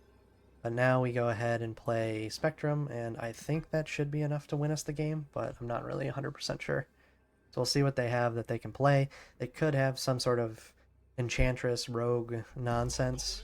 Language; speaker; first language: English; native; English